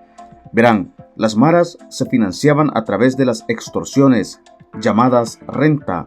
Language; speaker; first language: Spanish; native; Spanish